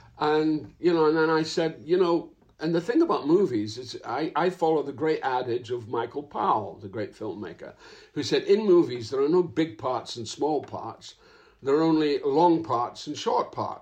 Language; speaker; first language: English; native; English